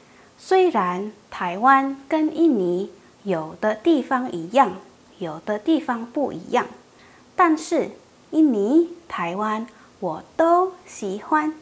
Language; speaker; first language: Chinese; non-native, fluent; Indonesian